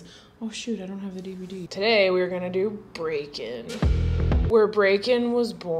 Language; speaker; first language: English; native; English